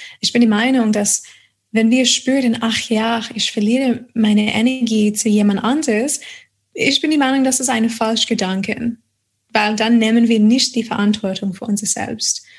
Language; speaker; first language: German; non-native, fluent; English